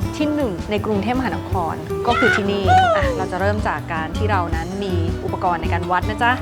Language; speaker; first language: Thai; native; Thai